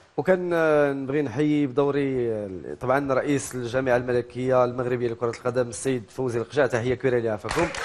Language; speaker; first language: Arabic; native; Arabic